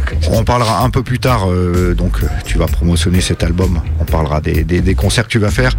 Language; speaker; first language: French; native; French